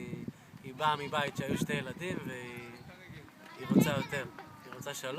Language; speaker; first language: Hebrew; native; Hebrew